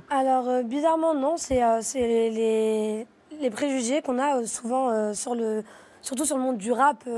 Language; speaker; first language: French; native; French